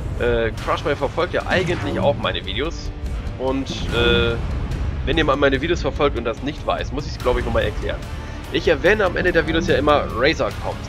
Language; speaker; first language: German; native; German